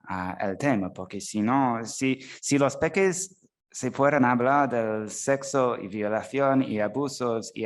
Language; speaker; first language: Spanish; non-native, fluent; English